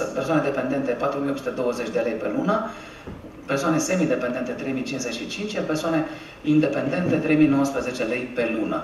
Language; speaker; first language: Romanian; native; Romanian